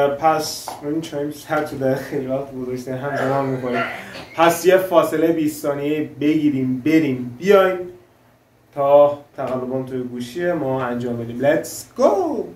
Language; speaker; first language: Persian; non-native, local second language; Pashto